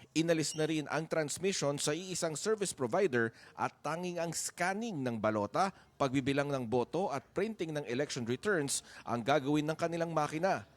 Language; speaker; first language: Filipino; native; Filipino